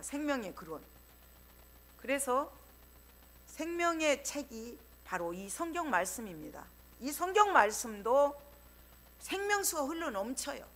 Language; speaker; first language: Korean; native; Korean